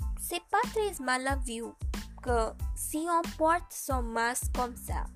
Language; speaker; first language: French; non-native, learner; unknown